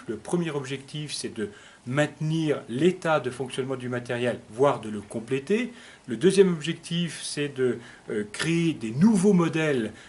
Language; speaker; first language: French; native; French